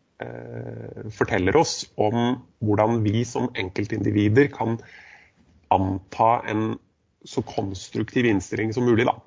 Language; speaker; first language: Norwegian; native; Norwegian